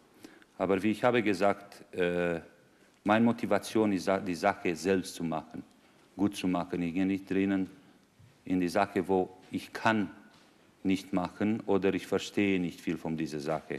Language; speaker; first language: German; non-native, fluent; Romanian